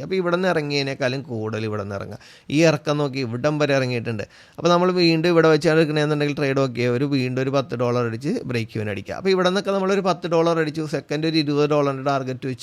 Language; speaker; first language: Malayalam; native; Malayalam